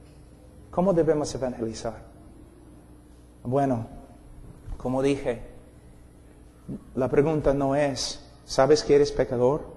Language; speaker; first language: Spanish; non-native, fluent; English